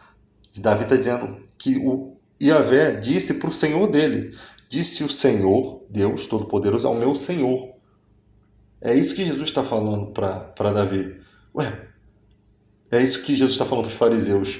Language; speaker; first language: Portuguese; native; Portuguese